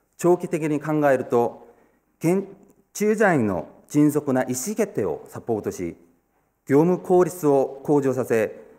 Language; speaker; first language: Japanese; non-native, fluent; Korean